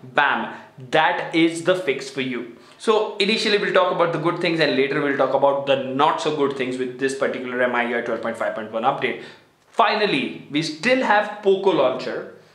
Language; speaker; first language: English; non-native, local second language; Hindi